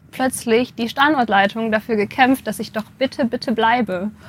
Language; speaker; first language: German; native; German